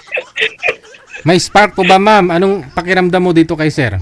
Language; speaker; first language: Filipino; non-native, local second language; Cebuano